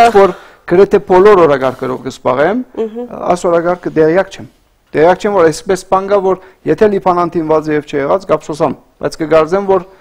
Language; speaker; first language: Armenian; early bilingual, heritage; Armenian